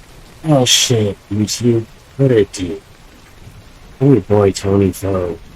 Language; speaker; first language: English; native; English